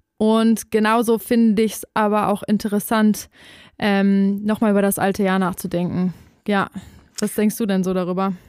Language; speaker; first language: German; native; German